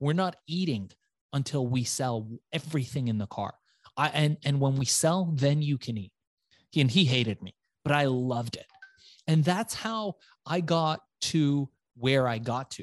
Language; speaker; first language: English; early bilingual, other home language; Persian